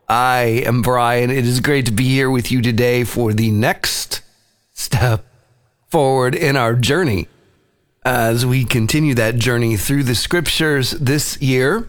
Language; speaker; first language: English; native; English